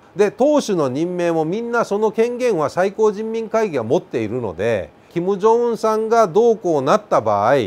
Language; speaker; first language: Japanese; native; Japanese